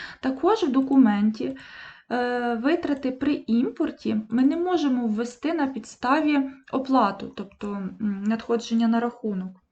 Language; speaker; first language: Ukrainian; native; Ukrainian